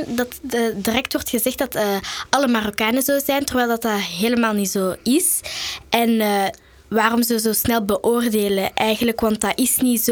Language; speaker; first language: Dutch; early bilingual, other home language; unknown